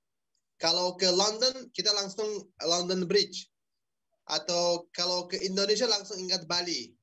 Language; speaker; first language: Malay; non-native, fluent; Uzbek